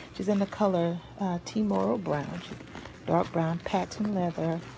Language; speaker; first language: English; native; English